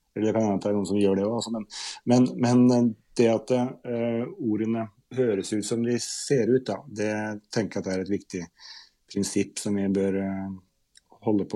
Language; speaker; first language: Norwegian; native; Norwegian